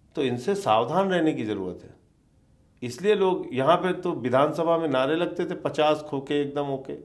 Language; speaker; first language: Hindi; native; Hindi